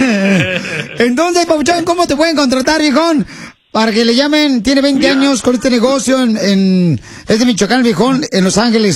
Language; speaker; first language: Spanish; native; Spanish